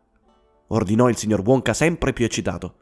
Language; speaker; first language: Italian; native; Italian